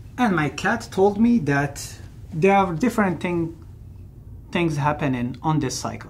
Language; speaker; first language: English; non-native, fluent; Arabic